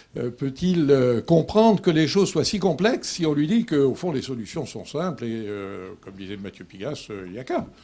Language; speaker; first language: French; native; French